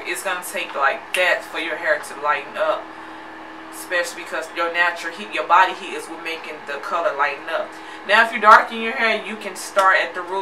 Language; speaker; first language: English; native; English